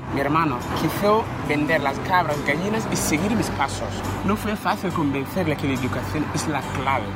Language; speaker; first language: Spanish; non-native, fluent; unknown